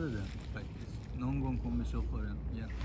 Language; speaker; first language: Swedish; early bilingual, other home language; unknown